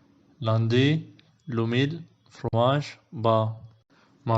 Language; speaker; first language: French; non-native, learner; Arabic